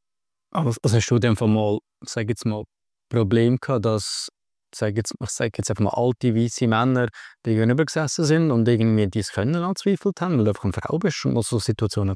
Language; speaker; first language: German; native; German